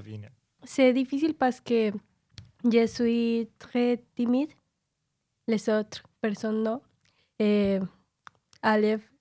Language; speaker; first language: French; non-native, learner; Ukrainian